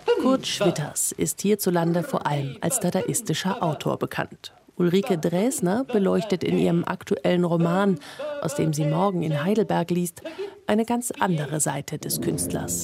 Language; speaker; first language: German; native; German